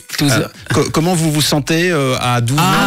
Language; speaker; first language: French; native; French